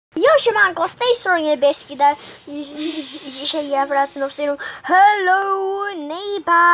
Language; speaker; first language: Polish; early bilingual, heritage; Polish